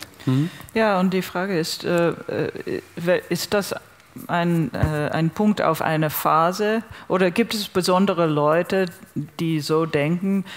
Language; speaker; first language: German; non-native, fluent; English